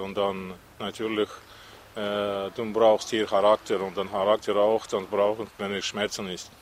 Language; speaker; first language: German; non-native, learner; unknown